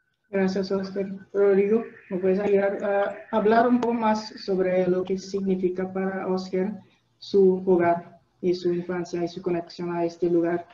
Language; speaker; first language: Spanish; non-native, fluent; English